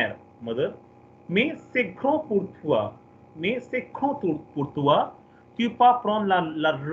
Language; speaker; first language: French; non-native, fluent; Hindi